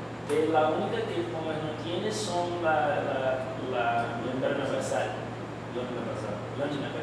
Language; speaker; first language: Spanish; non-native, fluent; Portuguese